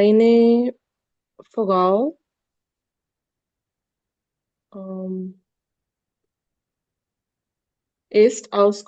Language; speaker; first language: German; non-native, learner; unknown